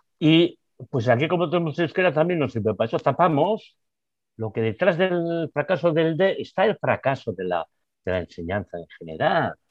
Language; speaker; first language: Spanish; non-native, local second language; Basque